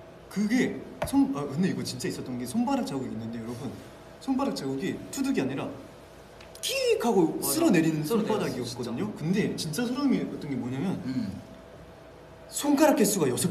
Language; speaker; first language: Korean; non-native, fluent; Vietnamese